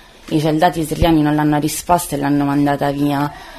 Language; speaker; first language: Italian; native; Italian